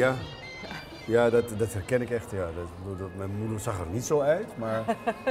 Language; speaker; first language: Dutch; non-native, fluent; Arabic